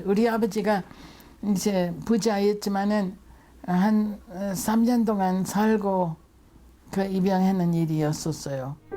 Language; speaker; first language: Korean; non-native, fluent; English